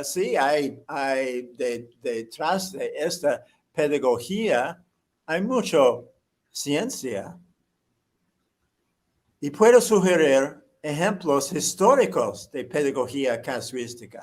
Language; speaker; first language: Spanish; non-native, fluent; English